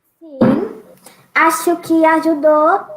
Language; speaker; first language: Portuguese; early bilingual, heritage; Portuguese